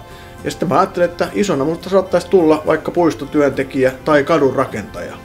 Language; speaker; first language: Finnish; native; Finnish